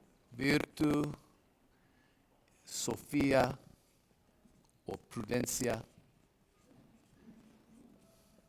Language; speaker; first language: Spanish; non-native, learner; English